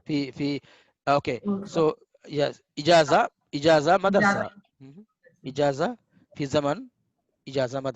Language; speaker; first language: Arabic; non-native, fluent; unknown